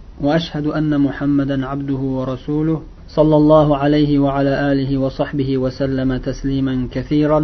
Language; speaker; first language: Arabic; non-native, fluent; Uzbek